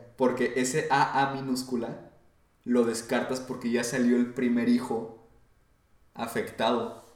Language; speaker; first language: Spanish; native; Spanish